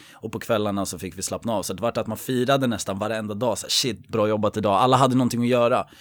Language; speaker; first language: Swedish; native; Swedish